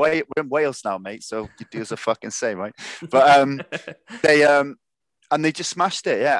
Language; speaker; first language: English; native; English